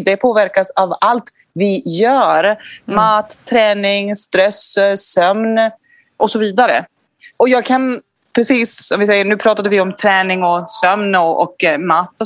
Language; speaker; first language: Swedish; non-native, fluent; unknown